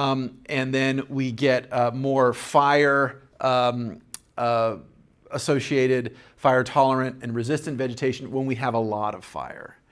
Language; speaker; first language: English; native; English